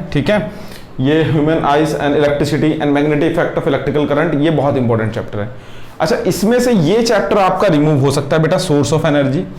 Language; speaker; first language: Hindi; native; Hindi